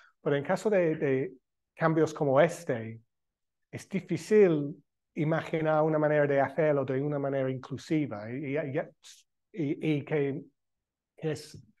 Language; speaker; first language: Spanish; non-native, fluent; English